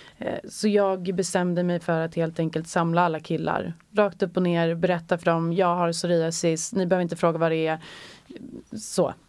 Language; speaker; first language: Swedish; native; Swedish